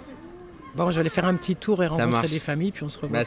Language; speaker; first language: French; native; French